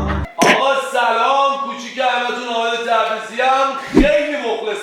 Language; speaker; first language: Persian; native; Persian